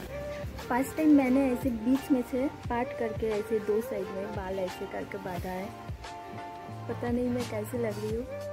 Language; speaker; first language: Hindi; non-native, local second language; Bangla